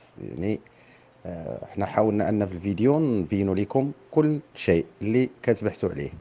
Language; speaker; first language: Arabic; native; Arabic